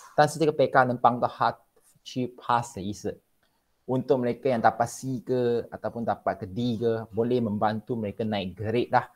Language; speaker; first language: Malay; non-native, local second language; Chinese